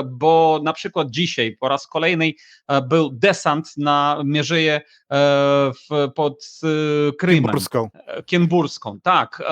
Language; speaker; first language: Polish; non-native, fluent; Ukrainian